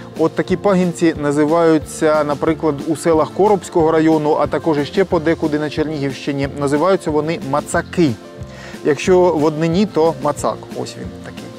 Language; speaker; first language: Ukrainian; native; Ukrainian